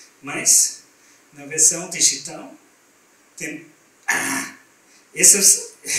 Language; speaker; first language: Portuguese; non-native, learner; German